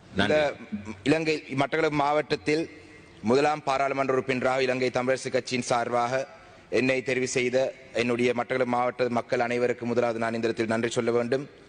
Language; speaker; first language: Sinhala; non-native, local second language; Tamil